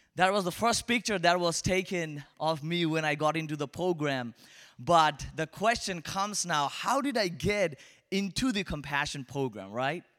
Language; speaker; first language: English; non-native, local second language; Bangla